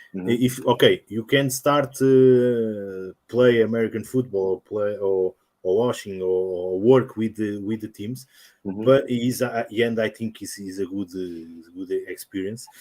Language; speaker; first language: English; non-native, learner; Portuguese